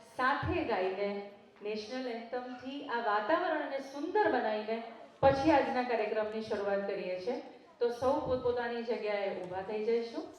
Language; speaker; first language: Gujarati; native; Gujarati